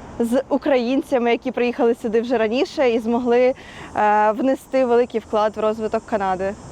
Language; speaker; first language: Ukrainian; native; Ukrainian